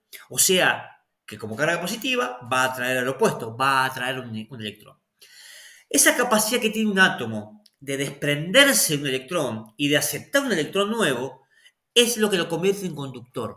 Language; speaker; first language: Spanish; native; Spanish